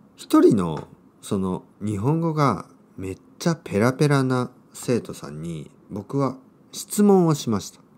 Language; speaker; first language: Japanese; native; Japanese